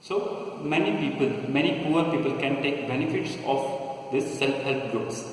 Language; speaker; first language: English; non-native, local second language; Kannada